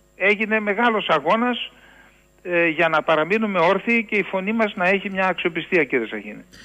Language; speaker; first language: Greek; native; Greek